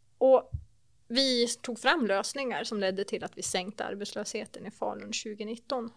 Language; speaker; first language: Swedish; native; Swedish